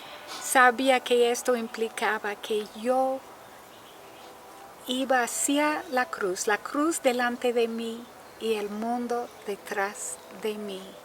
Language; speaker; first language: Spanish; non-native, fluent; English